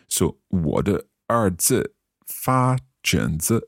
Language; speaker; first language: Chinese; non-native, learner; English